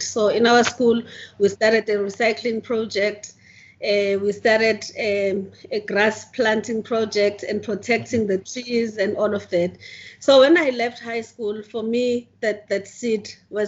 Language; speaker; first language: English; non-native, local second language; Zulu